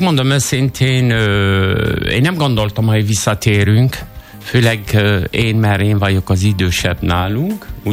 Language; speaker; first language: Hungarian; non-native, fluent; Arabic